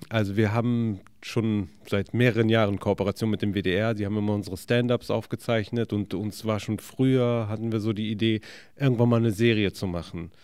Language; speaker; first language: German; early bilingual, other home language; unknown